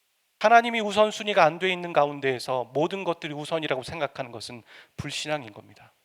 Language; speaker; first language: Korean; native; Korean